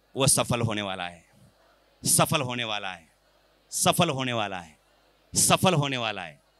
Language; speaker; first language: Hindi; non-native, local second language; Marathi